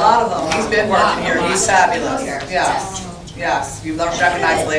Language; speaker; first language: English; native; English